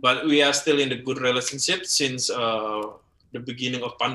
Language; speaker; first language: English; non-native, learner; Indonesian